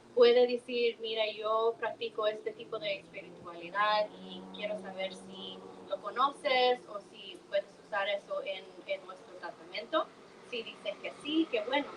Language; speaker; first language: Spanish; early bilingual, heritage; Spanish